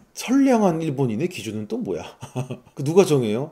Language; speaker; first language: Korean; native; Korean